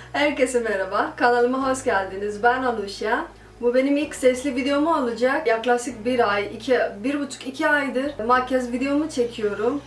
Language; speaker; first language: Turkish; non-native, fluent; Nepali